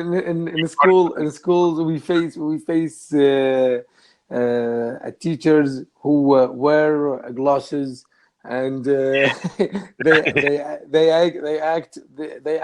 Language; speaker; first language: English; non-native, learner; Arabic